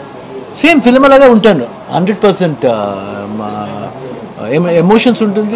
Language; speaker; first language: Telugu; non-native, learner; Kannada